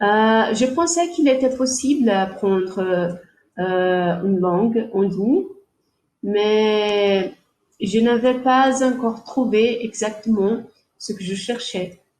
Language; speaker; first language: French; non-native, fluent; Portuguese